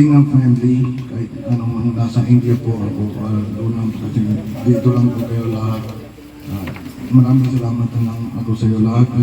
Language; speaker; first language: Filipino; non-native, learner; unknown